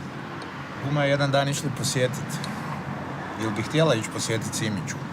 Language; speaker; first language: Croatian; native; Croatian